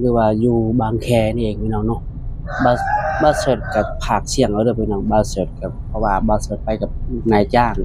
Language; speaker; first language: Thai; non-native, local second language; Lao